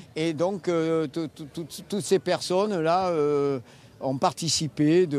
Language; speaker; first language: French; native; French